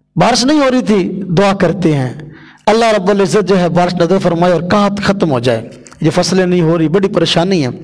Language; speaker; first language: Urdu; non-native, local second language; Punjabi